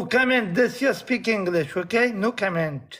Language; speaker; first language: English; non-native, learner; Pashto